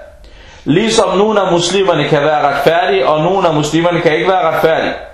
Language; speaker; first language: Danish; early bilingual, other home language; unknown